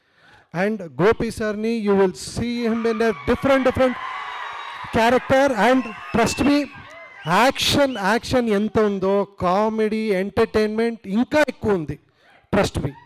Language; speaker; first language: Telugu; non-native, learner; Kannada